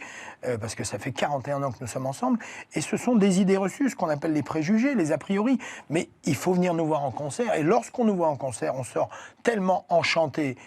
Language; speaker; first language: French; native; French